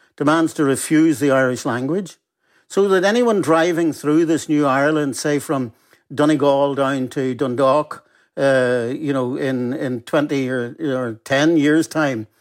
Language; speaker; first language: English; native; English